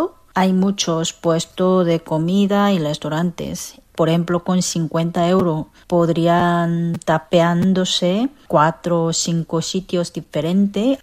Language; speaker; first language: Spanish; non-native, fluent; Korean